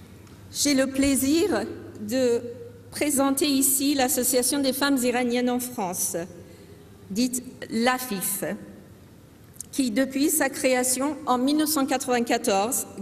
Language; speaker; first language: French; non-native, fluent; Persian